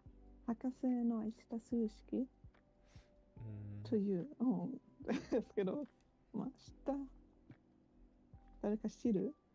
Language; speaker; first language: Japanese; non-native, learner; German